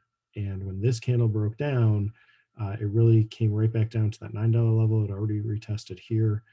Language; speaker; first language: English; native; English